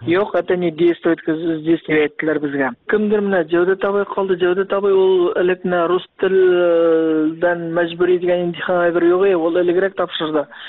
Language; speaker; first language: Tatar; early bilingual, heritage; Tatar